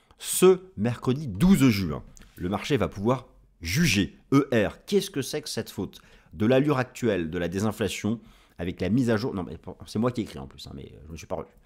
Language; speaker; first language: French; native; French